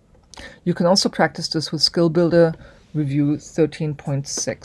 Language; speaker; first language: English; native; English